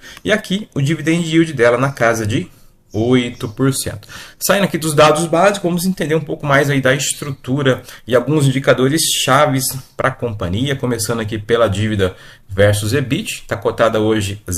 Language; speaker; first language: Portuguese; native; Portuguese